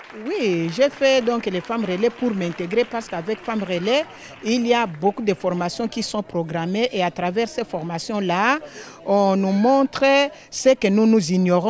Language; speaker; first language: French; non-native, fluent; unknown